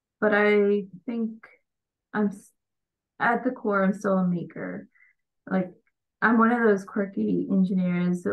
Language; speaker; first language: English; early bilingual, other home language; Bangla